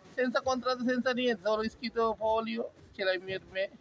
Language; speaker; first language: Italian; non-native, fluent; Sinhala